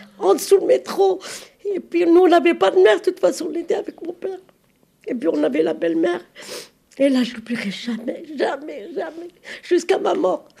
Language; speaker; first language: French; early bilingual, other home language; Arabic